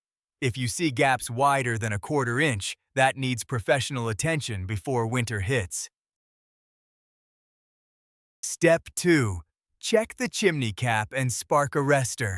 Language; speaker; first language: English; native; English